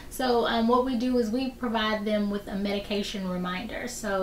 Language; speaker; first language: English; native; English